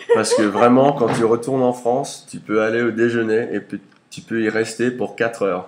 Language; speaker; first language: French; early bilingual, heritage; English